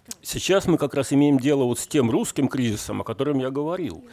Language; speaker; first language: Russian; native; Russian